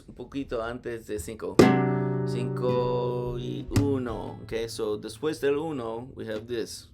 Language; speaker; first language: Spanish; non-native, learner; English